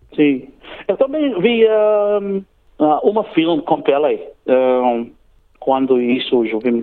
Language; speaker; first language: Portuguese; non-native, learner; English